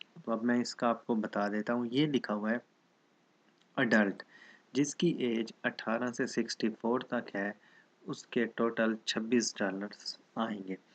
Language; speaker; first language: Urdu; non-native, local second language; Saraiki